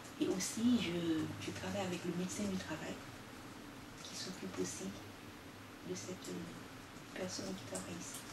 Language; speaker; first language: French; non-native, local second language; Haitian Creole